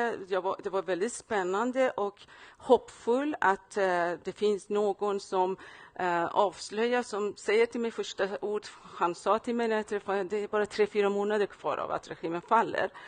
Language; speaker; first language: Swedish; non-native, fluent; Persian